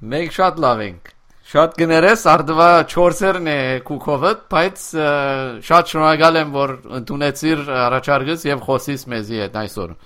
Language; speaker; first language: Armenian; early bilingual, heritage; Armenian